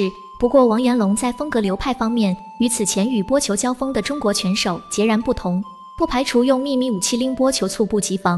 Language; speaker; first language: Chinese; native; Chinese